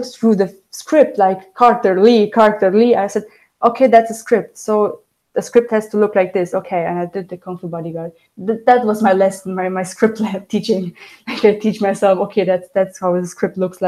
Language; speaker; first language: English; non-native, fluent; Romanian